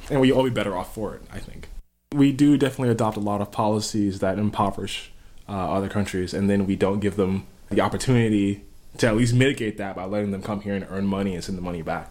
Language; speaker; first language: English; native; English